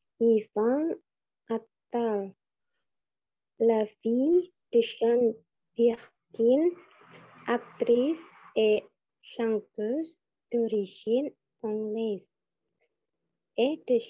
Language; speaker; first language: French; non-native, learner; Indonesian